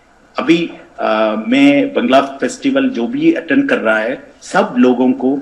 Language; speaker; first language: Hindi; non-native, fluent; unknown